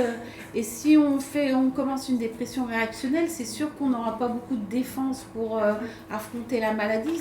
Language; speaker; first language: French; native; French